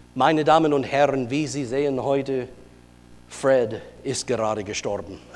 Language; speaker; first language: German; non-native, fluent; English